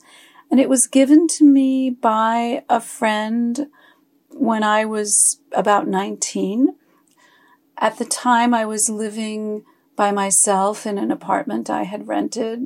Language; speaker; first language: English; early bilingual, other home language; French